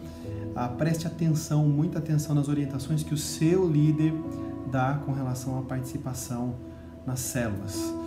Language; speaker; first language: Portuguese; native; Portuguese